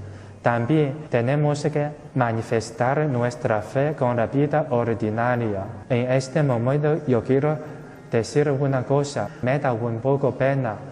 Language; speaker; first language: Spanish; non-native, fluent; Chinese